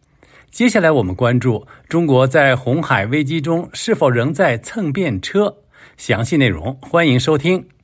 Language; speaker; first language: Chinese; native; Chinese